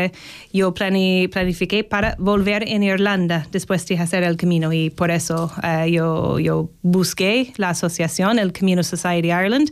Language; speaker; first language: Spanish; non-native, learner; English